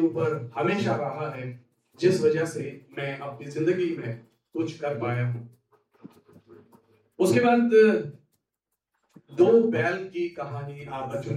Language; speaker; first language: Hindi; native; Hindi